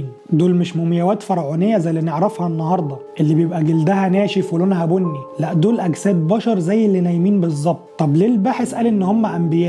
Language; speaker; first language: Arabic; native; Arabic